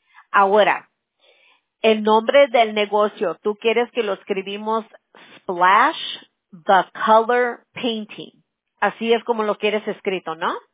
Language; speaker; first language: Spanish; early bilingual, heritage; Spanish